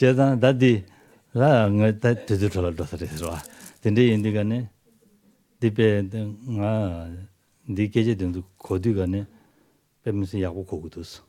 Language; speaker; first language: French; non-native, learner; Tibetan